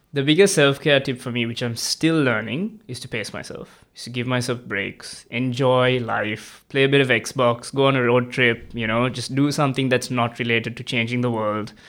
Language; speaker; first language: English; non-native, local second language; Tamil